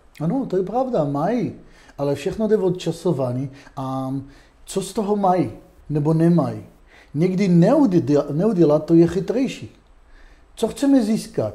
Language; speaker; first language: Czech; non-native, fluent; Hebrew